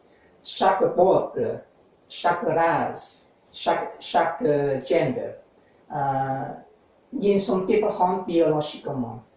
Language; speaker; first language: French; non-native, learner; English